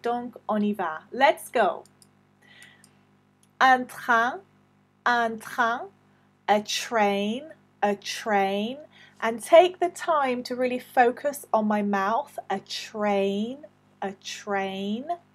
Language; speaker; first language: English; native; English